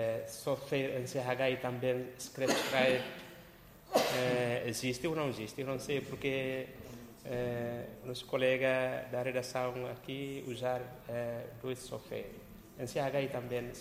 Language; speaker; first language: Portuguese; non-native, local second language; Tetum